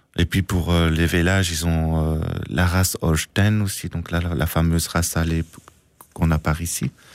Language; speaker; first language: French; native; French